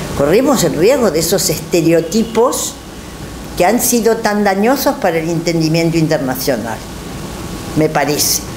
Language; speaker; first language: Spanish; native; Spanish